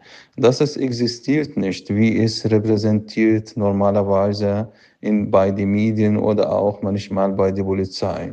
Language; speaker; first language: German; non-native, fluent; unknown